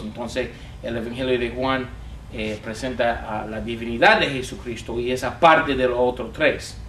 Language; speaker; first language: Spanish; non-native, fluent; English